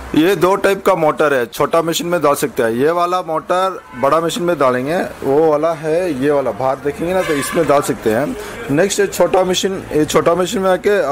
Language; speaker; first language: Hindi; non-native, local second language; Tamil